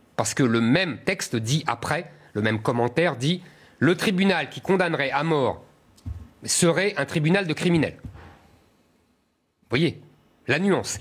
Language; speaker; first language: French; native; French